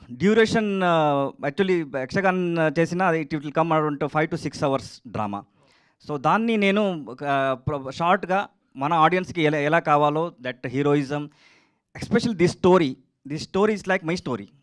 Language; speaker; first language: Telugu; non-native, learner; Kannada